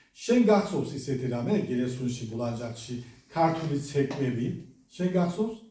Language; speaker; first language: Georgian; early bilingual, heritage; Georgian